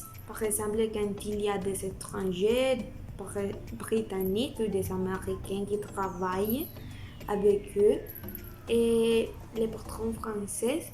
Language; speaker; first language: French; non-native, learner; Spanish